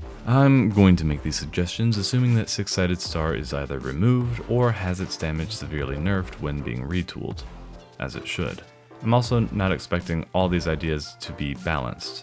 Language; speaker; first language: English; native; English